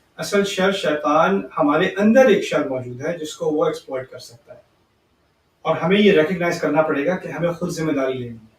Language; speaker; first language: Urdu; early bilingual, heritage; Urdu